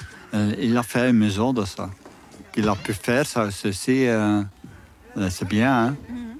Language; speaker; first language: French; non-native, learner; Dutch